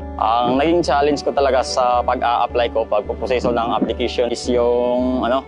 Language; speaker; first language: Filipino; non-native, local second language; Cebuano